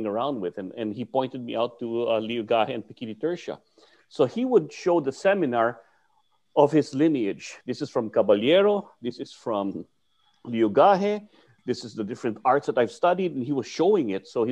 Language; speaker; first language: English; non-native, local second language; Filipino